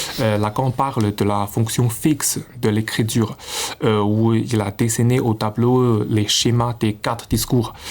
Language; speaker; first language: French; non-native, fluent; Chinese